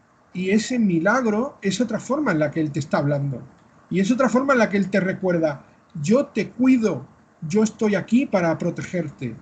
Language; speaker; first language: Spanish; native; Spanish